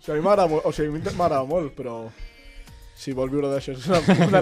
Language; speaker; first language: Catalan; native; Catalan